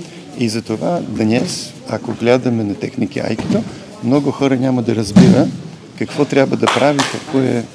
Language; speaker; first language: Bulgarian; non-native, learner; Polish